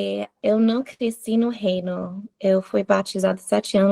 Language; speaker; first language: Portuguese; non-native, fluent; English